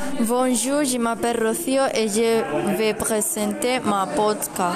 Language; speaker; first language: French; non-native, learner; Spanish